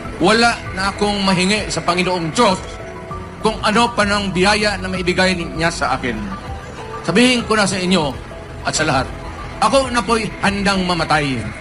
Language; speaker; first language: Filipino; non-native, local second language; Cebuano